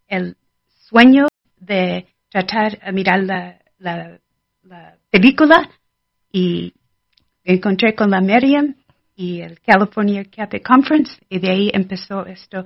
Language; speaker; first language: Spanish; non-native, learner; English